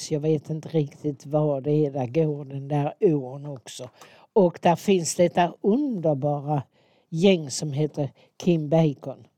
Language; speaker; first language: Swedish; native; Swedish